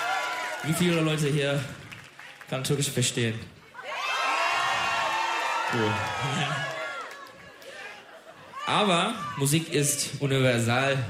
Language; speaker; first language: German; non-native, learner; Turkish